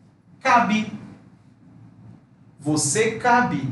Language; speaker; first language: Portuguese; non-native, fluent; Spanish